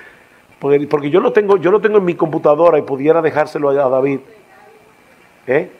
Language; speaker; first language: Spanish; native; Spanish